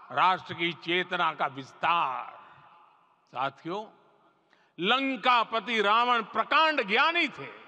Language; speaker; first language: Hindi; non-native, local second language; Gujarati